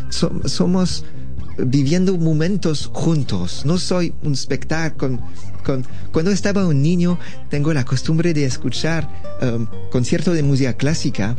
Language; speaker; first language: Spanish; non-native, learner; French